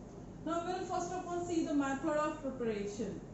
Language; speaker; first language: English; non-native, local second language; Hindi